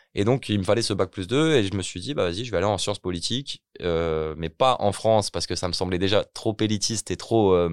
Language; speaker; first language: French; native; French